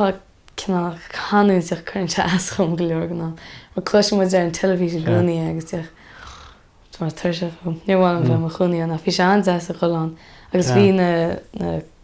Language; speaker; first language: Irish; native; Irish